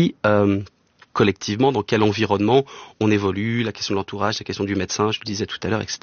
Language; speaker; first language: French; native; French